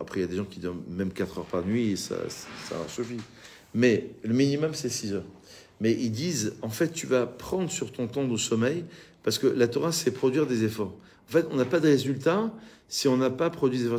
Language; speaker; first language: French; native; French